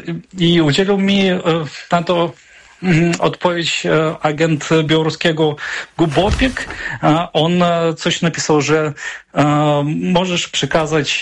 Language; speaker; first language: Polish; non-native, fluent; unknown